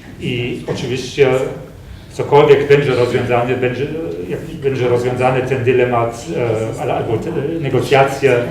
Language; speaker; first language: Polish; non-native, fluent; German